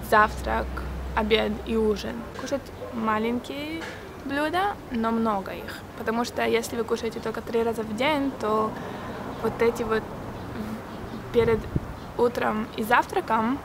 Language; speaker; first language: Russian; early bilingual, heritage; Russian